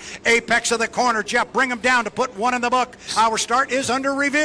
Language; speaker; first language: English; native; English